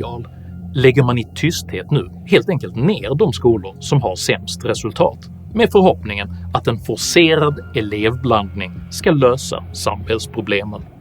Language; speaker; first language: Swedish; native; Swedish